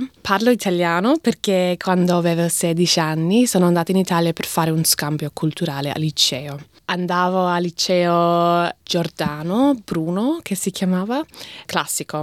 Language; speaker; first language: Italian; non-native, fluent; English